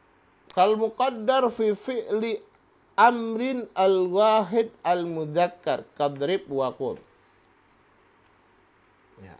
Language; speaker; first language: Arabic; non-native, fluent; Indonesian